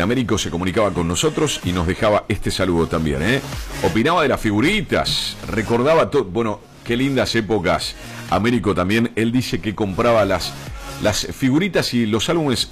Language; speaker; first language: Spanish; native; Spanish